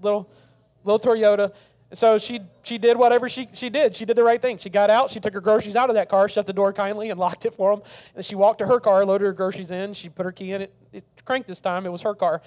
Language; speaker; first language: English; native; English